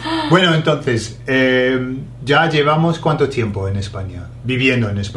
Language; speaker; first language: Spanish; non-native, fluent; English